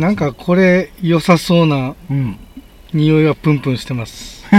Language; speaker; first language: Japanese; native; Japanese